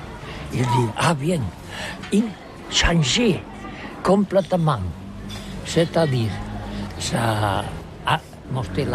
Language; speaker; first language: French; non-native, learner; Catalan